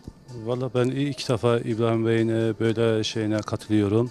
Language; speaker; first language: Turkish; non-native, learner; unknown